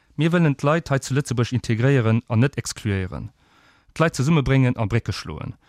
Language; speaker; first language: Luxembourgish; non-native, fluent; Portuguese